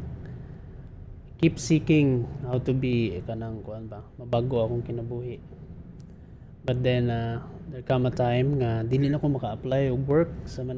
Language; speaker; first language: English; non-native, local second language; Cebuano